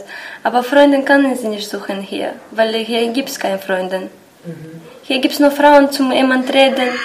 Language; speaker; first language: German; non-native, learner; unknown